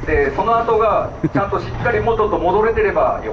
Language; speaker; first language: Japanese; native; Japanese